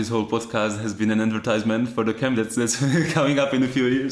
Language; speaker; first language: English; non-native, fluent; Czech